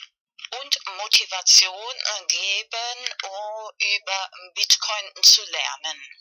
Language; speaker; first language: German; non-native, fluent; Spanish